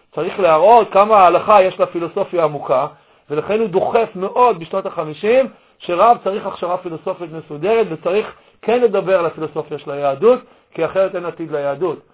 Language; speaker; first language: Hebrew; native; Hebrew